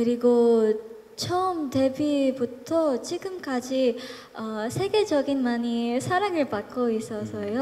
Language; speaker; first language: Korean; non-native, learner; Filipino